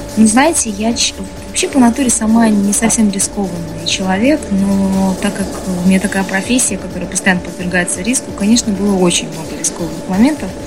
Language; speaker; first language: Russian; non-native, local second language; Uzbek